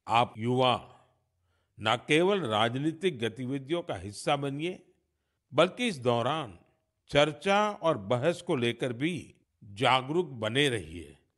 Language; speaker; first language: Hindi; non-native, local second language; Gujarati